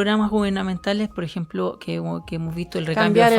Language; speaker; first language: Spanish; native; Spanish